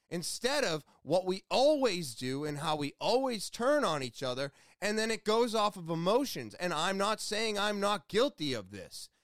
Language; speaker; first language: English; native; English